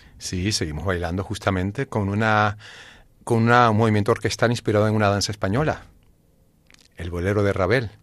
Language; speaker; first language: Spanish; native; Spanish